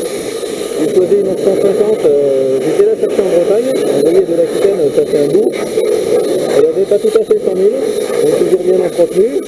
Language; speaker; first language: French; native; French